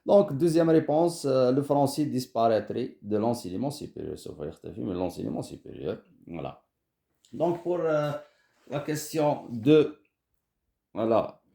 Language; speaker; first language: French; non-native, local second language; Arabic